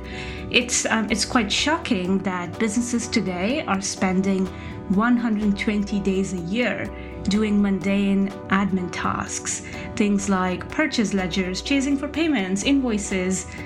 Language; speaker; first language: English; non-native, local second language; Hindi